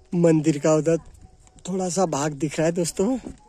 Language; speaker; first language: Hindi; native; Hindi